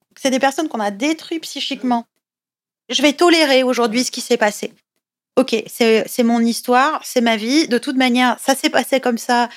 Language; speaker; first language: French; native; French